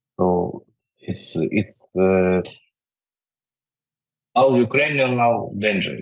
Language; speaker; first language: English; non-native, learner; Ukrainian